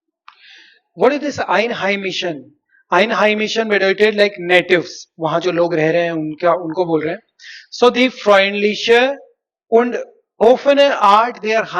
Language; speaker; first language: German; non-native, fluent; Hindi